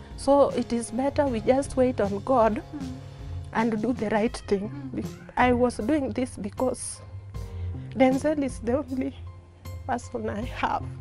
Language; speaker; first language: English; non-native, local second language; Luo (Kenya and Tanzania)